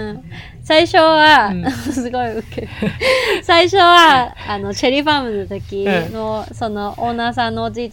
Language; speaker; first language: Japanese; non-native, fluent; Cantonese